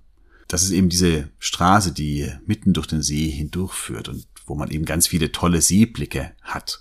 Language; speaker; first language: German; native; German